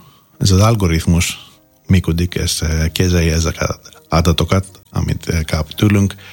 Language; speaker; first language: Hungarian; non-native, learner; Greek